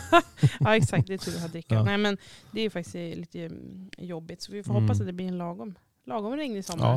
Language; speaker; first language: Swedish; native; Swedish